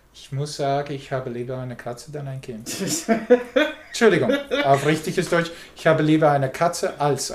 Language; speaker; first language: German; non-native, learner; English